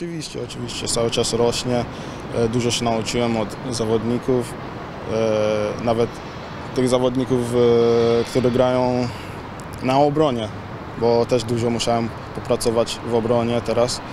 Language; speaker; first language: Polish; non-native, fluent; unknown